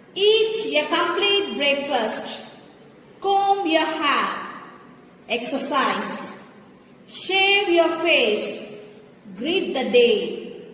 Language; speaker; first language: English; non-native, local second language; Tamil